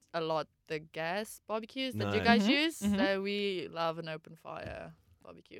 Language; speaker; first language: English; non-native, local second language; Afrikaans